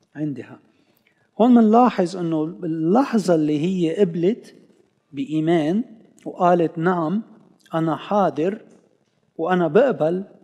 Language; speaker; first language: Arabic; non-native, local second language; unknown